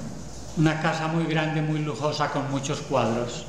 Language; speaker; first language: Spanish; native; Spanish